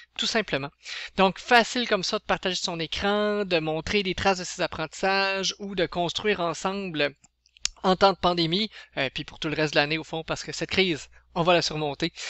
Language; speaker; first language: French; native; French